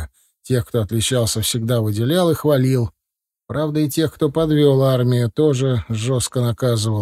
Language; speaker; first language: Russian; native; Russian